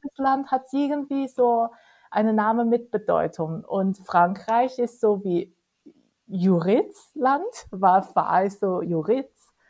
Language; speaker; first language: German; non-native, fluent; Chinese